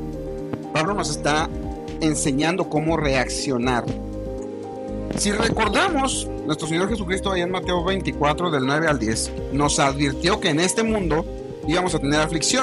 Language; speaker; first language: Spanish; native; Spanish